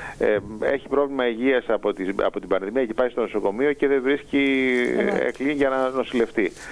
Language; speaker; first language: Greek; native; Greek